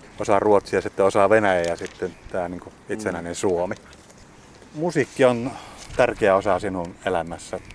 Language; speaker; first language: Finnish; native; Finnish